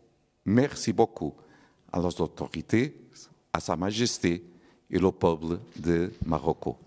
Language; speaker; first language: French; non-native, learner; Portuguese